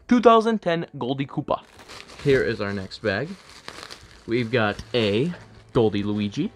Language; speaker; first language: English; native; English